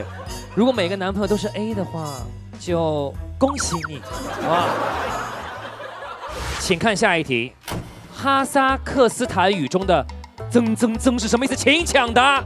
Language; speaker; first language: Chinese; native; Chinese